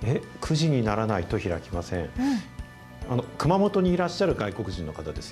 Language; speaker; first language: Japanese; native; Japanese